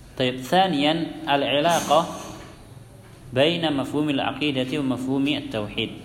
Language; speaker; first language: Arabic; non-native, fluent; Indonesian